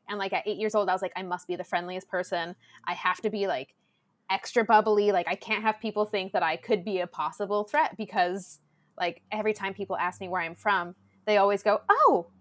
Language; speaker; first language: English; early bilingual, other home language; Spanish